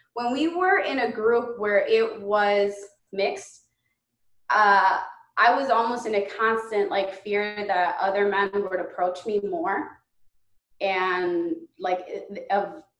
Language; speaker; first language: English; early bilingual, other home language; Spanish